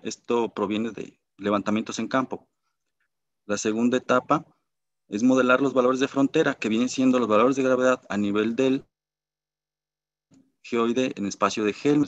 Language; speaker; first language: Spanish; native; Spanish